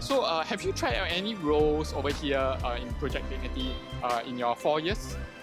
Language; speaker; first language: English; native; English